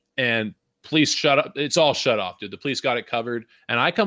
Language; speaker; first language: English; native; English